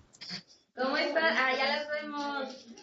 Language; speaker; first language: Spanish; native; Spanish